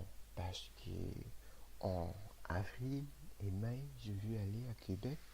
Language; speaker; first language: French; non-native, learner; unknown